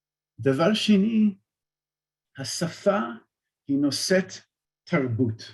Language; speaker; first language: Hebrew; non-native, fluent; English